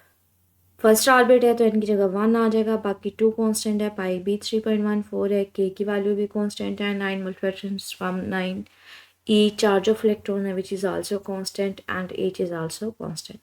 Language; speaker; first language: Hindi; non-native, local second language; Punjabi